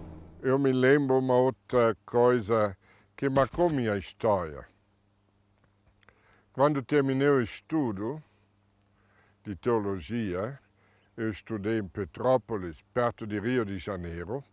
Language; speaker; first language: Portuguese; non-native, fluent; German